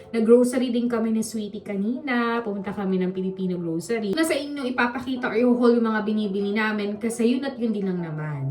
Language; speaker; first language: Filipino; native; Filipino